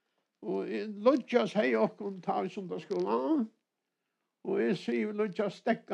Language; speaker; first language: Swedish; non-native, learner; Faroese